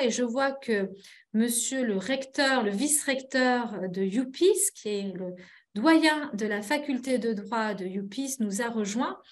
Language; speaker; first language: French; native; French